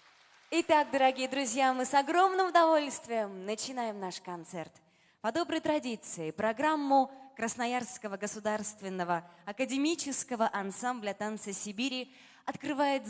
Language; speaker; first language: Russian; native; Russian